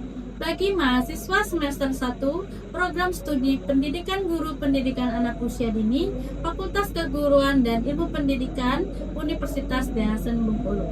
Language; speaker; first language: Indonesian; native; Indonesian